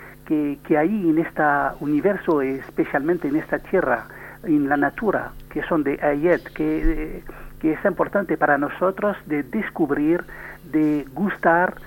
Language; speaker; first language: Spanish; non-native, learner; French